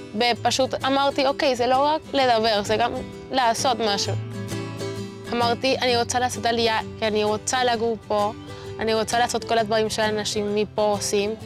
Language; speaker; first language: Hebrew; non-native, fluent; Spanish